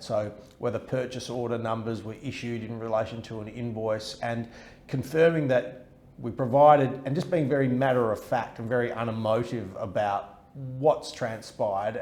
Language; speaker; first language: English; native; English